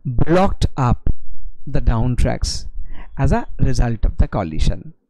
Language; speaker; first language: English; non-native, local second language; Bangla